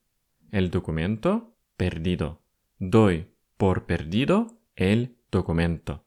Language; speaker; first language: Spanish; non-native, fluent; Russian